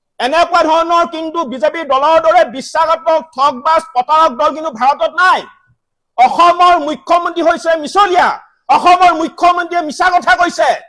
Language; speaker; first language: Assamese; native; Assamese